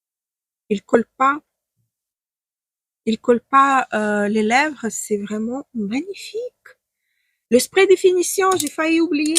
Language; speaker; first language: French; non-native, fluent; Ukrainian